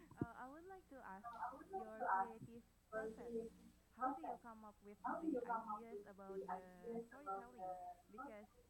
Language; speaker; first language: English; non-native, fluent; Indonesian